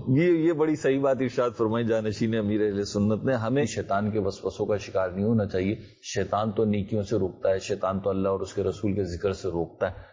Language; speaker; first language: Urdu; native; Urdu